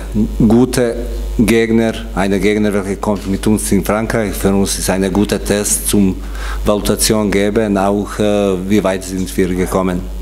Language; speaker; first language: German; non-native, fluent; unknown